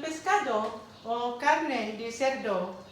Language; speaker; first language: Spanish; non-native, learner; Filipino